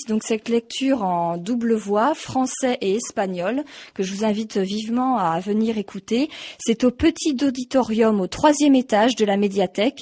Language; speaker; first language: French; native; French